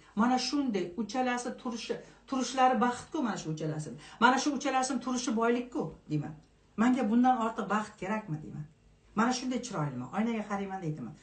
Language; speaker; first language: Uzbek; non-native, local second language; Kazakh